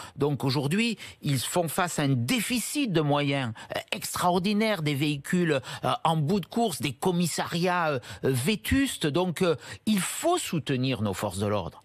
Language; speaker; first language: French; native; French